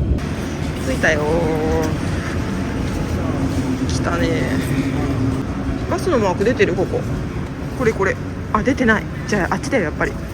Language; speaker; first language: Japanese; native; Japanese